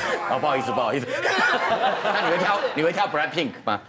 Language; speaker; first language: Chinese; native; Chinese